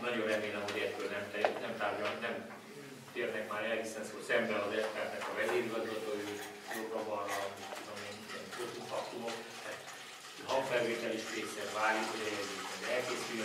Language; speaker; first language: Hungarian; native; Hungarian